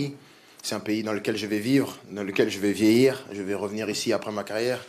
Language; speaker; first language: French; native; French